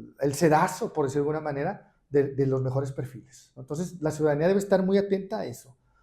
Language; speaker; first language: Spanish; native; Spanish